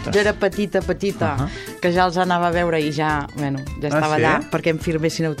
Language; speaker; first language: Catalan; native; Catalan